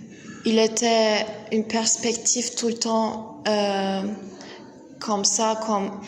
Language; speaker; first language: French; non-native, learner; Turkish